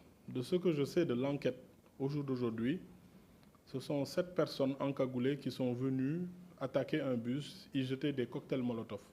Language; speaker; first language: French; non-native, local second language; Wolof